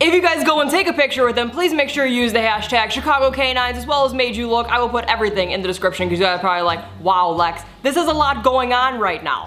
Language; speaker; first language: English; native; English